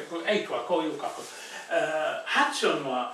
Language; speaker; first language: Japanese; non-native, fluent; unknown